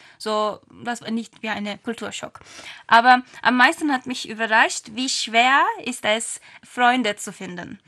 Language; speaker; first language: German; non-native, fluent; Turkish